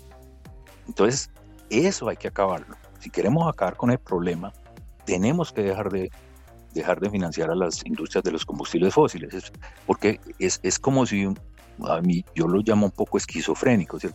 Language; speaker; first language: Spanish; native; Spanish